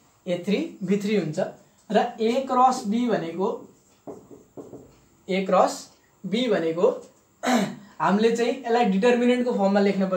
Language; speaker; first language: Nepali; native; Nepali